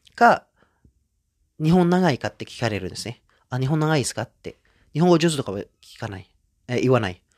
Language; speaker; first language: Japanese; non-native, fluent; Indonesian